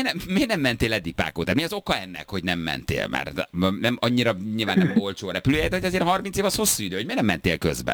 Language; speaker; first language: Hungarian; native; Hungarian